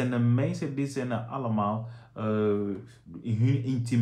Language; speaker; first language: Dutch; non-native, fluent; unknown